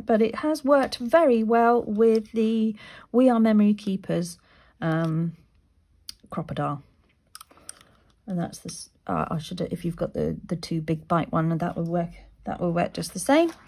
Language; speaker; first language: English; native; English